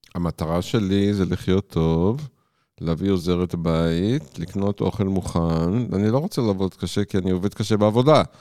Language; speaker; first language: Hebrew; native; Hebrew